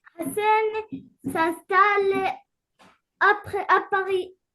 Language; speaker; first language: French; non-native, learner; Arabic